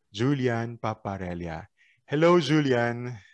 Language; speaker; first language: English; non-native, local second language; Filipino